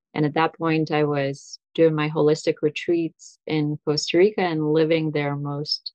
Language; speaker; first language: English; early bilingual, other home language; Russian